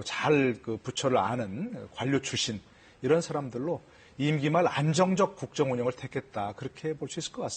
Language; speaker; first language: Korean; native; Korean